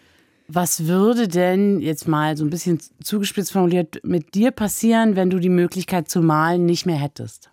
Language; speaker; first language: German; native; German